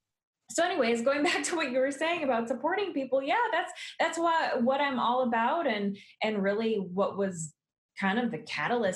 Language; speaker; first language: English; native; English